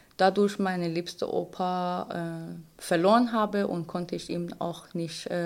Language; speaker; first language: German; non-native, fluent; Persian